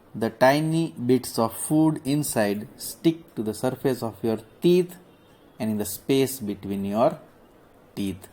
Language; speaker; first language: English; non-native, local second language; Gujarati